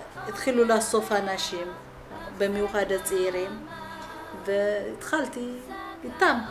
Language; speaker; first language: Hebrew; non-native, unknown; Amharic